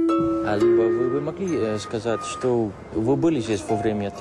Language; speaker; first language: Russian; non-native, learner; Dutch